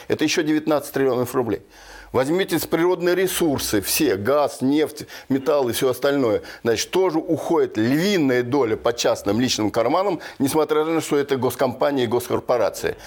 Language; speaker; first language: Russian; native; Russian